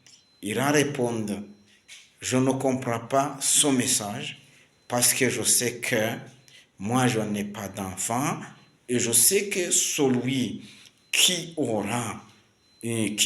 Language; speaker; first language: French; non-native, local second language; Kinyarwanda